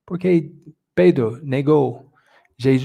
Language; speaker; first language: Portuguese; non-native, fluent; English